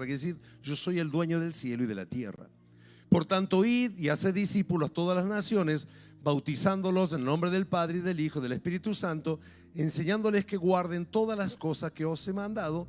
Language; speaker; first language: Spanish; native; Spanish